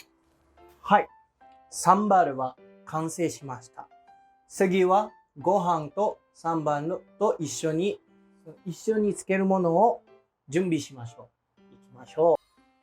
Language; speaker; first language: Japanese; non-native, fluent; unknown